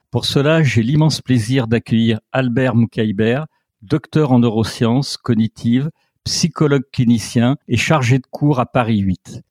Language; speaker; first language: French; native; French